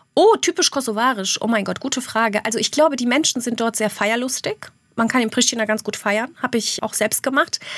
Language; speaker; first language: German; early bilingual, other home language; Albanian